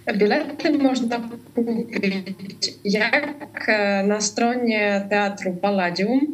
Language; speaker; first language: Polish; non-native, fluent; Russian